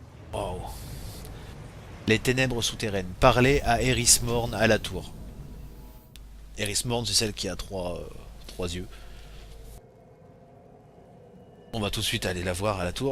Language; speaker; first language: French; native; French